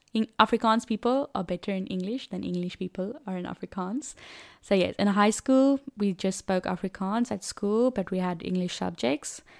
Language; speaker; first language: English; non-native, local second language; Afrikaans